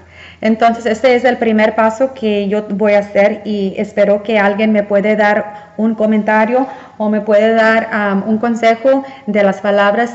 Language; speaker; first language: Spanish; early bilingual, heritage; Spanish